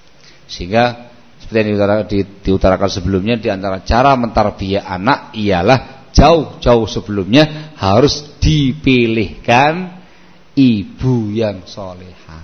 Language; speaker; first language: Indonesian; non-native, local second language; Javanese